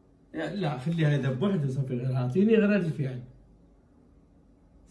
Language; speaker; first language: Arabic; native; Arabic